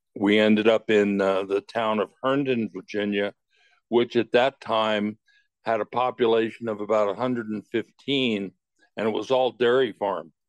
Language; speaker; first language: English; native; English